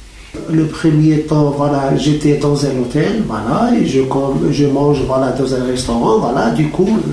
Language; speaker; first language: French; non-native, learner; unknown